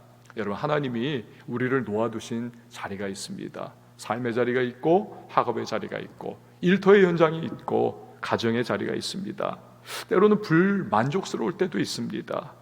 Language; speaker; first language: Korean; native; Korean